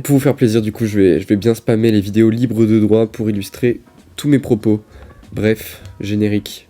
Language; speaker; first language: French; native; French